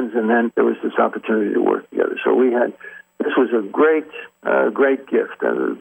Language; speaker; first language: English; native; English